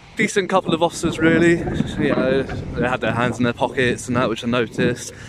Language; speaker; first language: English; native; English